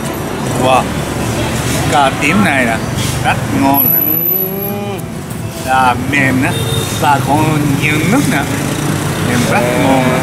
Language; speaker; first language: Vietnamese; non-native, learner; Japanese